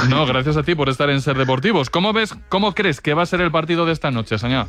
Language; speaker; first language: Spanish; native; Spanish